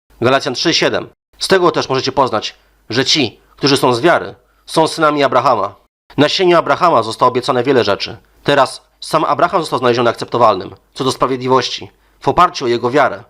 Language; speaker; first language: Polish; native; Polish